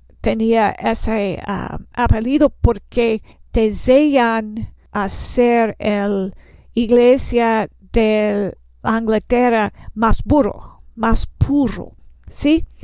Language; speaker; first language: Spanish; non-native, learner; English